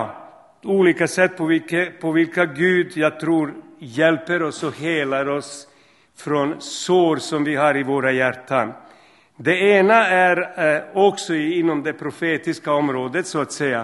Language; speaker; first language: Swedish; non-native, fluent; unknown